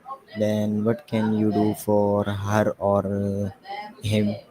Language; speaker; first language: English; non-native, learner; Hindi